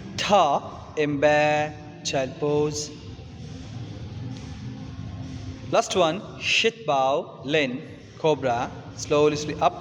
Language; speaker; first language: Vietnamese; non-native, fluent; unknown